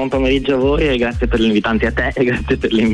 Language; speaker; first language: Italian; native; Italian